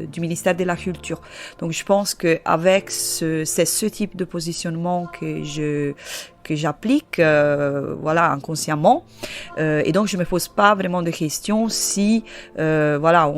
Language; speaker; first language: French; native; French